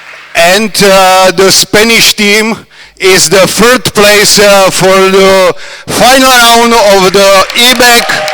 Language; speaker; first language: English; non-native, learner; Czech